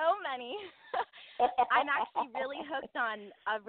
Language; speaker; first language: English; native; English